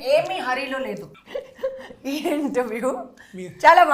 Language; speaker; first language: Telugu; non-native, learner; Hindi